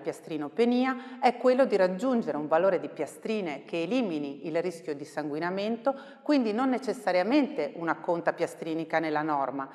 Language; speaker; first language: Italian; native; Italian